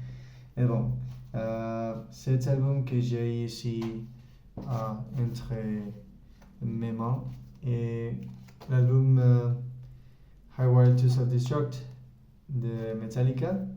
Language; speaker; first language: French; non-native, learner; Spanish